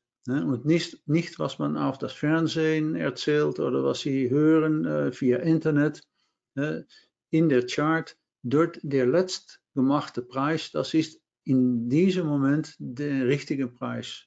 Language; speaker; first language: German; non-native, learner; Dutch